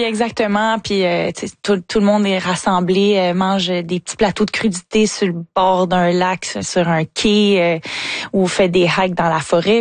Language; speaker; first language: French; native; French